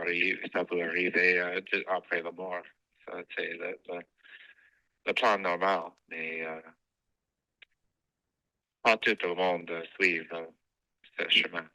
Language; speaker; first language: French; non-native, fluent; English